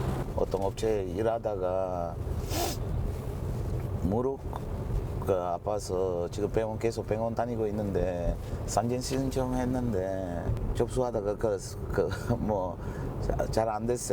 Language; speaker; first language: Korean; non-native, fluent; Sinhala